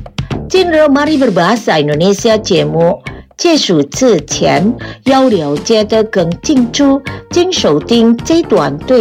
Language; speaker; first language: Chinese; non-native, fluent; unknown